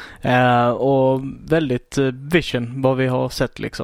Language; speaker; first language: Swedish; native; Swedish